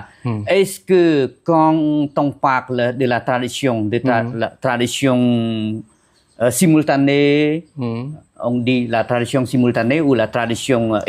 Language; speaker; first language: French; non-native, fluent; Khmer